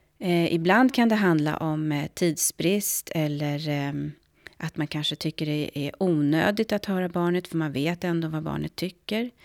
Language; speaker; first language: Swedish; native; Swedish